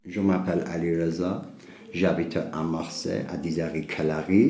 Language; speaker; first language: French; non-native, learner; Persian